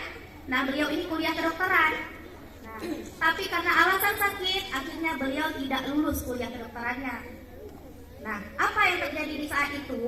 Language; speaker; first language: Indonesian; native; Indonesian